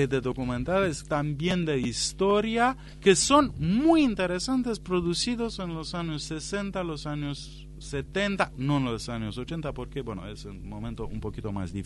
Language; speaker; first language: Spanish; non-native, fluent; Romanian